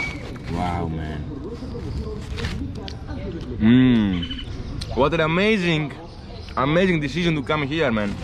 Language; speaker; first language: English; non-native, fluent; Greek